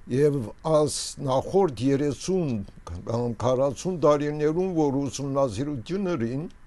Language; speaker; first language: Armenian; early bilingual, heritage; Armenian